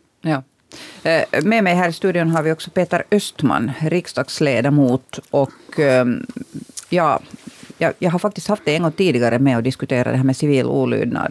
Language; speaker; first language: Swedish; native; Swedish